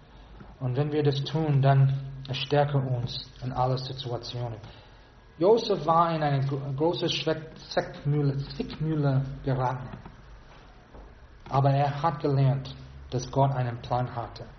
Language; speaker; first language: German; non-native, fluent; English